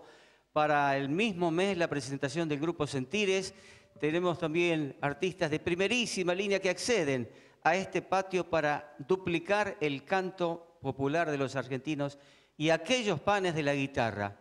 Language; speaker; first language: Spanish; native; Spanish